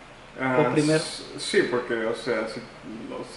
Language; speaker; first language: Spanish; early bilingual, heritage; Spanish